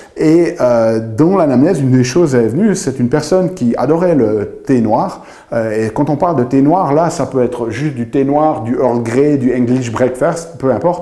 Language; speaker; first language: French; native; French